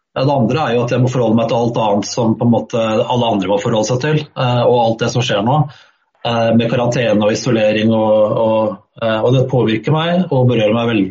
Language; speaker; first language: Norwegian; native; Norwegian